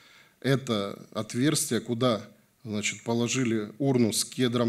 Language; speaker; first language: Russian; native; Russian